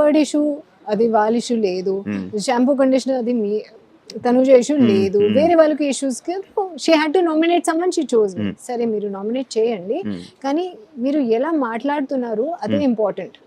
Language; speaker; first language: Telugu; non-native, learner; Hindi